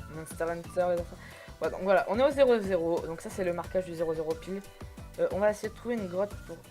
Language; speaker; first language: French; native; French